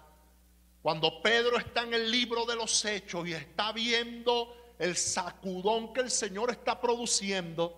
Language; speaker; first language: Spanish; native; Spanish